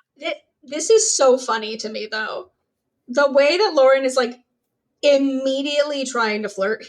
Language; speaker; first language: English; native; English